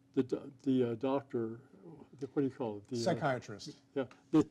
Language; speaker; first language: English; native; English